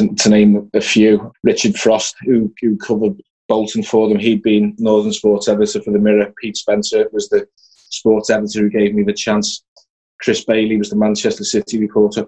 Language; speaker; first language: English; native; English